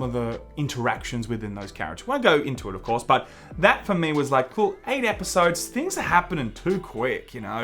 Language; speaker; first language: English; native; English